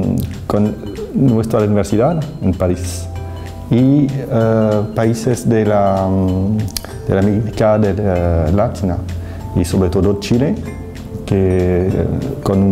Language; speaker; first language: Spanish; non-native, fluent; French